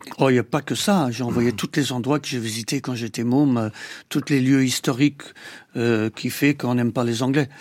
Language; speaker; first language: French; non-native, fluent; English